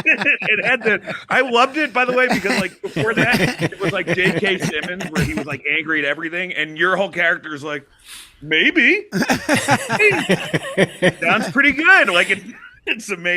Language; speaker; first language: English; native; English